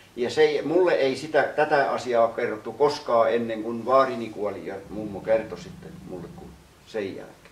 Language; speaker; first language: Finnish; native; Finnish